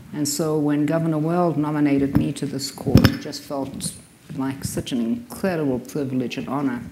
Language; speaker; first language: English; native; English